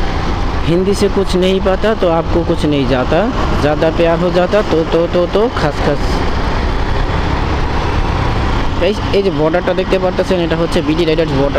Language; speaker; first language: Hindi; non-native, learner; Bangla